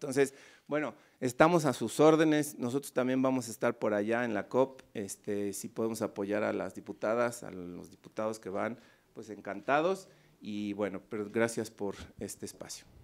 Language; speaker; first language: Spanish; native; Spanish